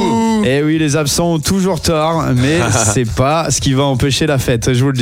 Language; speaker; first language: French; native; French